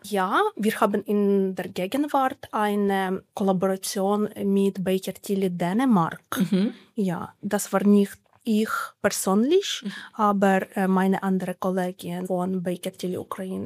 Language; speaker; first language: German; non-native, learner; Ukrainian